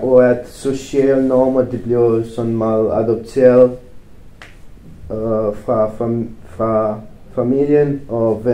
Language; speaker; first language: Danish; non-native, fluent; Romanian